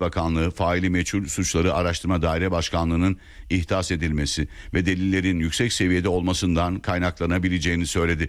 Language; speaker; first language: Turkish; native; Turkish